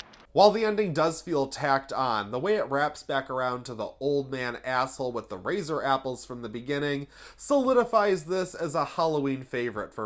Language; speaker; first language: English; native; English